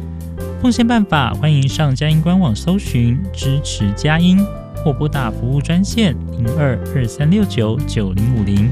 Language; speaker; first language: Chinese; native; Chinese